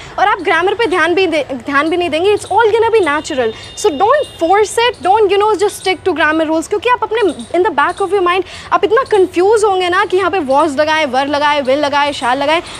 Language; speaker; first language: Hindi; native; Hindi